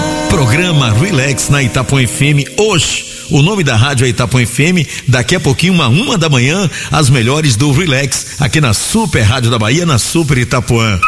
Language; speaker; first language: Portuguese; native; Portuguese